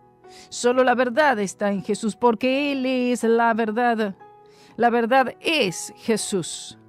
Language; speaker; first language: Spanish; native; Spanish